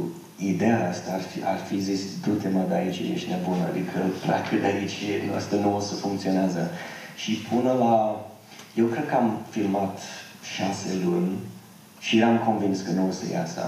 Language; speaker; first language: Romanian; non-native, fluent; English